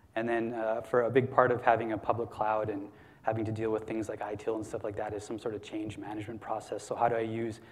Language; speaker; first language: English; native; English